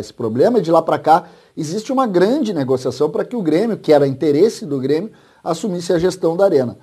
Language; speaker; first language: Portuguese; native; Portuguese